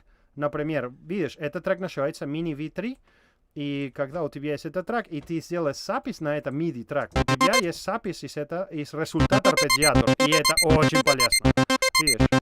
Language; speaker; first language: Russian; non-native, learner; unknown